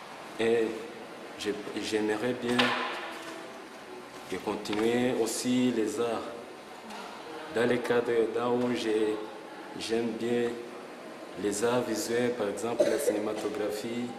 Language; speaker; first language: French; non-native, local second language; Kinyarwanda